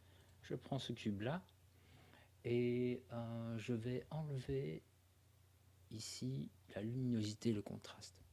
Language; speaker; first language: French; native; French